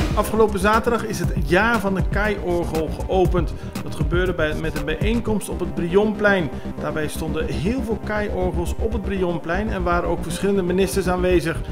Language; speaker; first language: Dutch; non-native, local second language; Papiamento